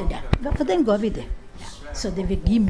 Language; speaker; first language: Danish; non-native, fluent; Hebrew